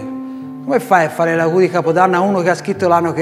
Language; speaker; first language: Italian; native; Italian